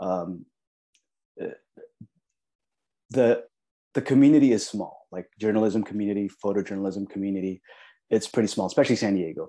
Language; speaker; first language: English; early bilingual, other home language; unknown